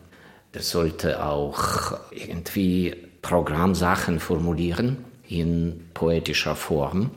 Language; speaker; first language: German; non-native, fluent; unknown